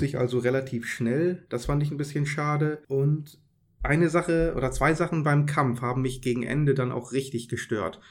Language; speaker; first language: German; native; German